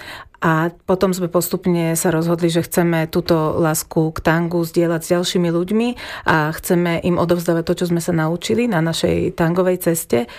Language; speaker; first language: Slovak; native; Slovak